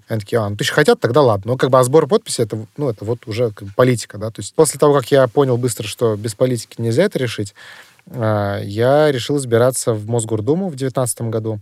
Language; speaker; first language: Russian; native; Russian